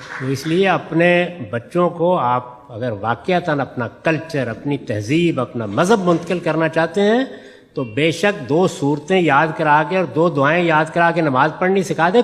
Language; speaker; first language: Urdu; native; Urdu